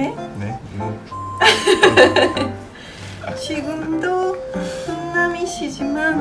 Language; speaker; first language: Korean; non-native, learner; Japanese